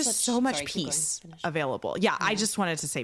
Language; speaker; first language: English; native; English